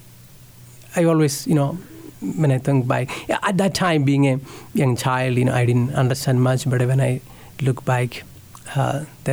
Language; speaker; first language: English; non-native, local second language; Malayalam